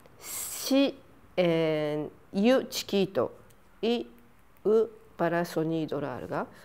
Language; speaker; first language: Spanish; non-native, fluent; Japanese